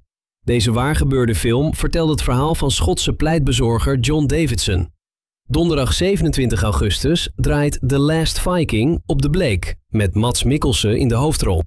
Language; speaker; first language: Dutch; native; Dutch